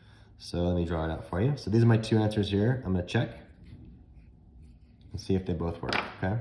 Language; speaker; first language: English; native; English